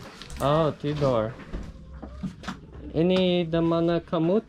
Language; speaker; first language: Indonesian; non-native, learner; English